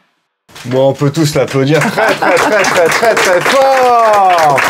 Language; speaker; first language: French; native; French